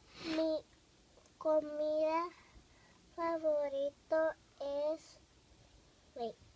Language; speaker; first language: Spanish; early bilingual, heritage; Spanish